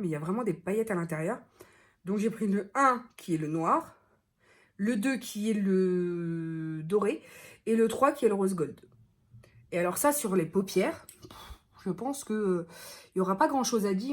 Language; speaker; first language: French; native; French